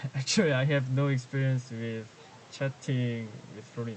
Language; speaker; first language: English; non-native, learner; Korean